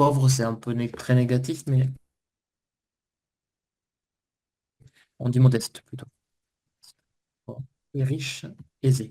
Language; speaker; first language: French; native; French